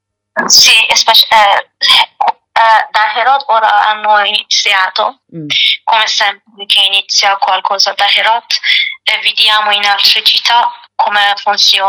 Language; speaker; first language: Italian; non-native, learner; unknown